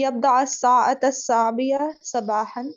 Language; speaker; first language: Arabic; non-native, learner; Urdu